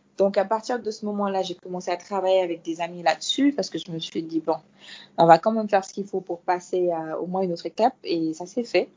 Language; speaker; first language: French; non-native, local second language; Fula